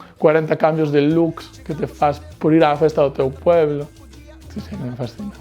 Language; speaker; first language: Galician; native; Galician